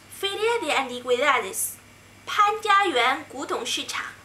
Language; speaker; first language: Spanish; non-native, learner; Chinese